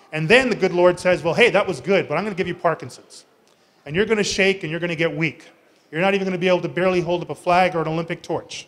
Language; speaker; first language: English; native; English